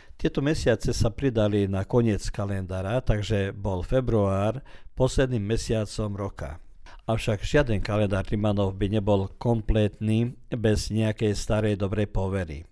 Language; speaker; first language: Slovak; early bilingual, heritage; Slovak